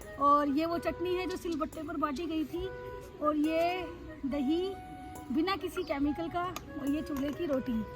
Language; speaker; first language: Hindi; native; Hindi